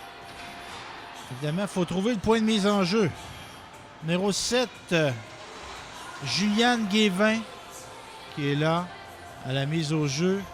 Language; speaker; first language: French; native; French